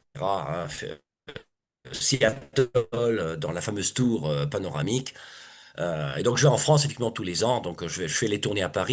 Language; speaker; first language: French; native; French